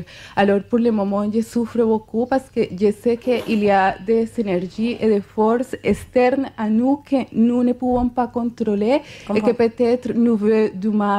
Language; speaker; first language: French; non-native, fluent; Spanish